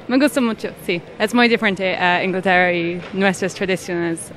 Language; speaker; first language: Spanish; non-native, fluent; English